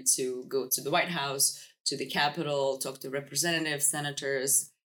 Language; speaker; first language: English; non-native, fluent; Russian